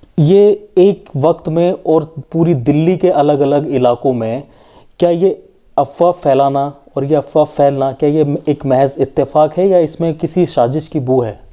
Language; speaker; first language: Hindi; native; Hindi